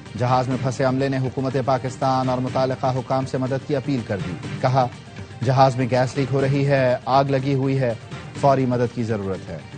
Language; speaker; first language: Urdu; native; Urdu